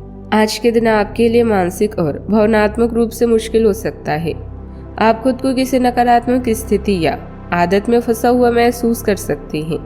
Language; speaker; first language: Hindi; native; Hindi